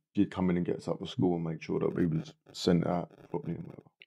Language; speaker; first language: English; native; English